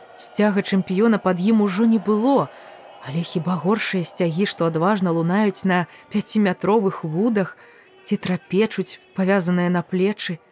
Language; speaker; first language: Belarusian; native; Belarusian